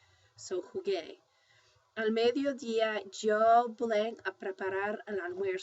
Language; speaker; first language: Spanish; non-native, fluent; English